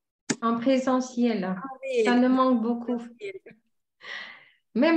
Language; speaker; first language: French; non-native, fluent; Russian